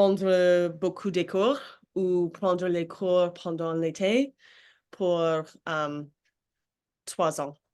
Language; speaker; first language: French; non-native, learner; English